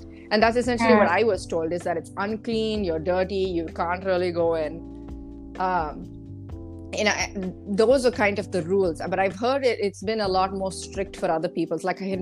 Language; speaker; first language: English; non-native, local second language; Tamil